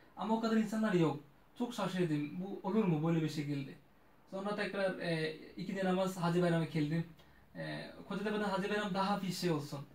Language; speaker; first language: Turkish; non-native, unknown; Bangla